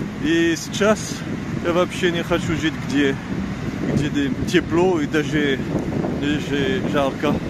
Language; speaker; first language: Russian; non-native, learner; French